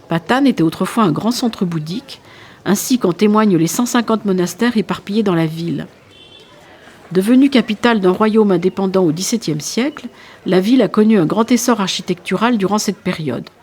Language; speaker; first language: French; native; French